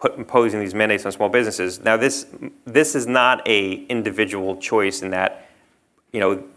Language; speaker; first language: English; native; English